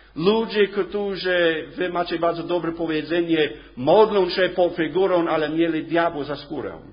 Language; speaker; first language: Polish; non-native, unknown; English